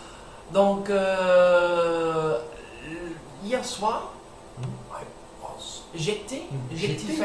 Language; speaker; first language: French; non-native, learner; English